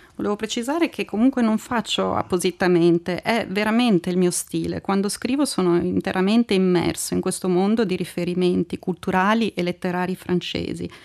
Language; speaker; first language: Italian; native; Italian